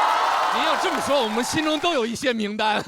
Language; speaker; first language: Chinese; native; Chinese